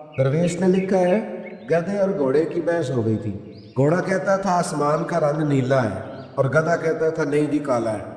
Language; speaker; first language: Urdu; non-native, local second language; Punjabi